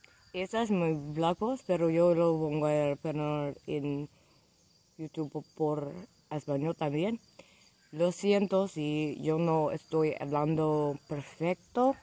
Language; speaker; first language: Spanish; non-native, learner; English